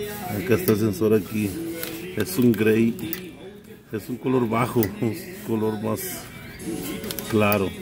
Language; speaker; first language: Spanish; native; Spanish